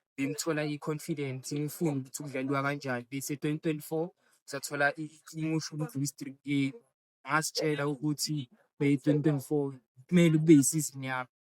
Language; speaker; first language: Zulu; non-native, local second language; Northern Sotho